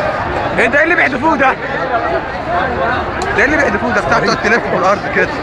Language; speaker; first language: Arabic; native; Arabic